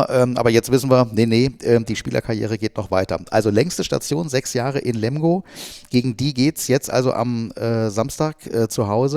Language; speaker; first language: German; native; German